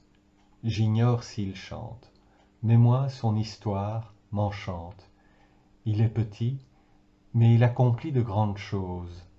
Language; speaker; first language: French; native; French